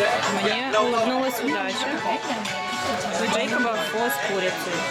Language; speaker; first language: Russian; native; Russian